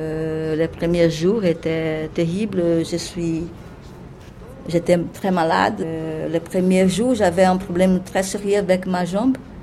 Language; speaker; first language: French; non-native, fluent; Portuguese